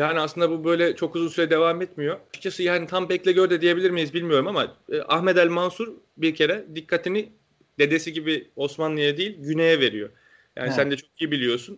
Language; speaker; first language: Turkish; native; Turkish